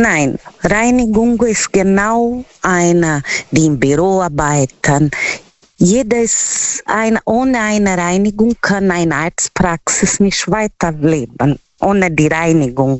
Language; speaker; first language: German; non-native, learner; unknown